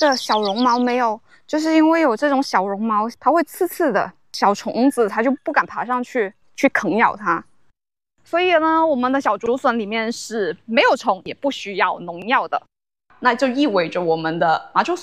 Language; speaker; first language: Chinese; native; Chinese